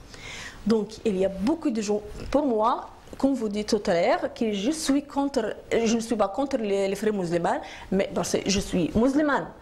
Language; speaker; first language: French; non-native, learner; Arabic